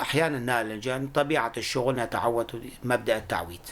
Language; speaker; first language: Arabic; non-native, local second language; Kurdish